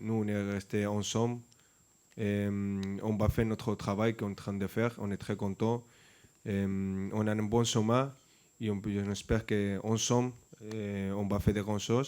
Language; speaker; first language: French; non-native, fluent; Spanish